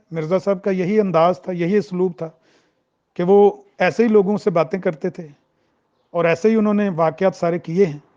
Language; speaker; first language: Urdu; non-native, local second language; Punjabi